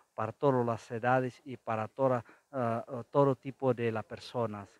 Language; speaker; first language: Spanish; non-native, fluent; Tetum